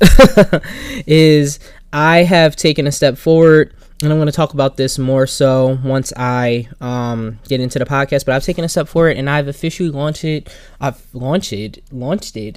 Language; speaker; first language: English; native; English